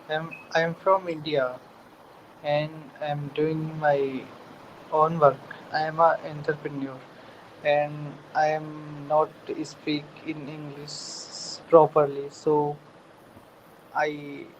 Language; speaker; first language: English; non-native, learner; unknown